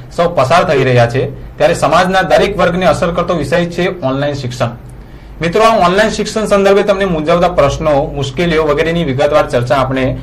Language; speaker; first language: Gujarati; native; Gujarati